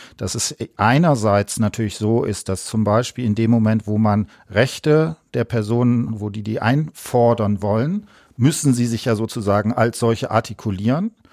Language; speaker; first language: German; native; German